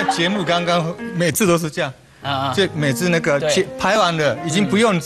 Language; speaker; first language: Chinese; non-native, fluent; Japanese